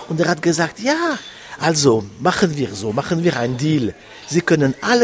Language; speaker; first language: German; non-native, local second language; French